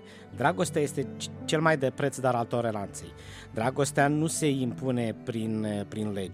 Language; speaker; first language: Romanian; native; Romanian